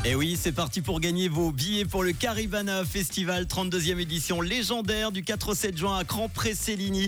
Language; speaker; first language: French; native; French